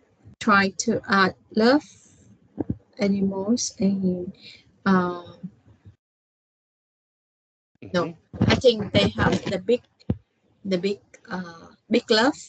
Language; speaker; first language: English; non-native, learner; Vietnamese